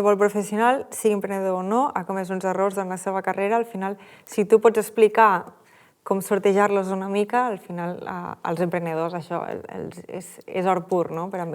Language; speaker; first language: Catalan; native; Catalan